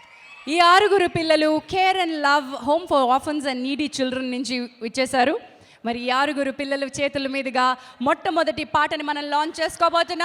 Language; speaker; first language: Telugu; native; Telugu